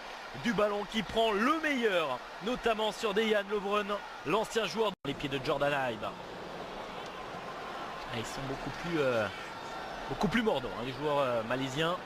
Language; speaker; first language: French; native; French